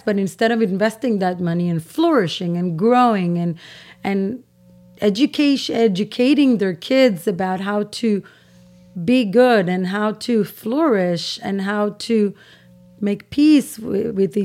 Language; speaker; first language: English; non-native, fluent; Persian